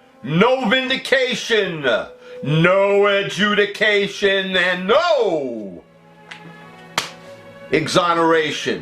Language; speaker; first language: English; native; English